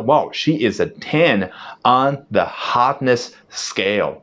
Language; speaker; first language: English; non-native, fluent; Chinese